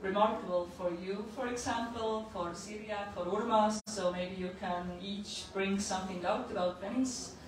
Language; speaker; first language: English; non-native, fluent; Estonian